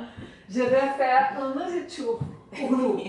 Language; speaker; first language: French; non-native, learner; Portuguese